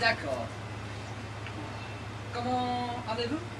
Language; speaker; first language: French; non-native, learner; English